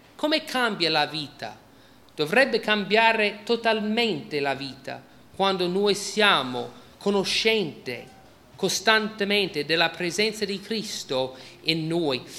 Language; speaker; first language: Italian; non-native, fluent; English